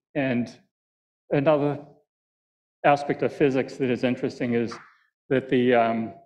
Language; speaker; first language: English; native; English